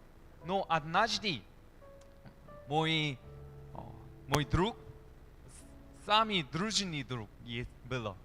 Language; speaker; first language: Russian; non-native, learner; Korean